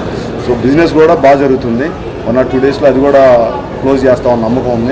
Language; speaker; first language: Telugu; native; Telugu